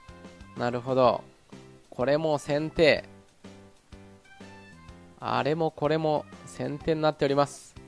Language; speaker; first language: Japanese; native; Japanese